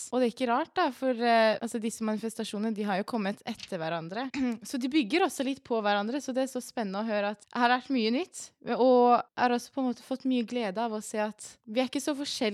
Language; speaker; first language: Norwegian; early bilingual, other home language; Persian